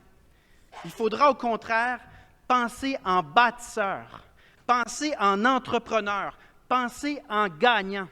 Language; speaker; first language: French; native; French